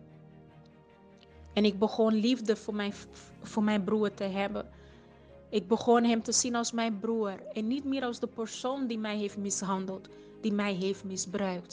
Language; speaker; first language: Dutch; early bilingual, other home language; Portuguese